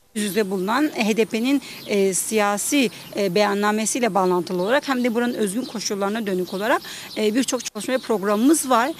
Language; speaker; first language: Turkish; native; Turkish